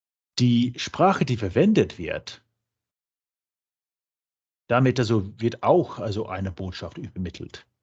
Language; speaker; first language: German; non-native, fluent; English